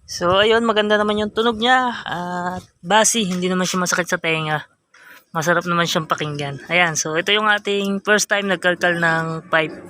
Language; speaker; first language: Filipino; native; Filipino